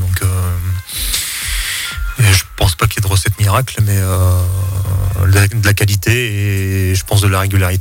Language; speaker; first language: French; native; French